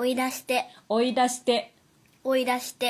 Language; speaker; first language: Japanese; non-native, learner; Chinese